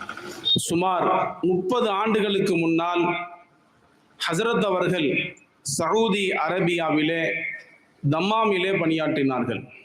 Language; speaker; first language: Tamil; native; Tamil